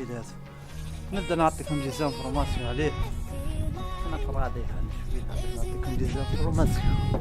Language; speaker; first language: Arabic; native; Arabic